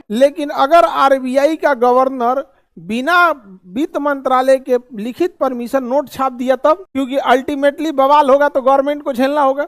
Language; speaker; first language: Hindi; native; Hindi